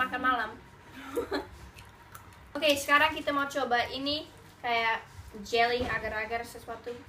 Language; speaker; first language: Indonesian; non-native, fluent; English